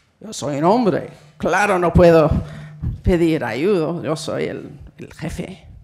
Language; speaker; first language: Spanish; non-native, fluent; English